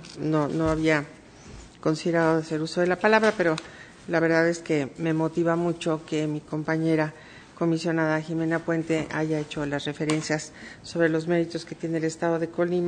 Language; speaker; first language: Spanish; native; Spanish